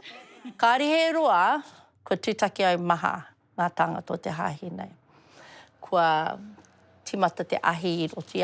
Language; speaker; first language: Māori; non-native, local second language; English